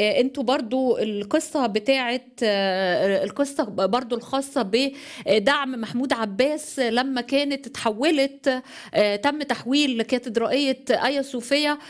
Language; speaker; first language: Arabic; native; Arabic